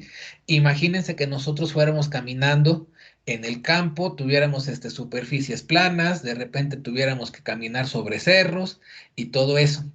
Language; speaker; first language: Spanish; native; Spanish